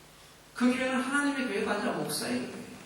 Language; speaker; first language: Korean; native; Korean